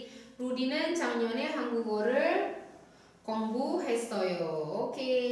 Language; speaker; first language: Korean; non-native, fluent; Indonesian